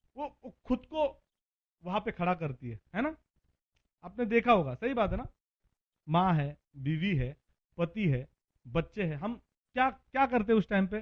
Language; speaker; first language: Hindi; non-native, local second language; Marathi